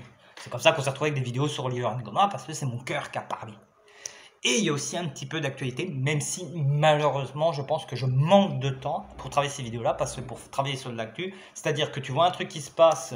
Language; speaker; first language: French; native; French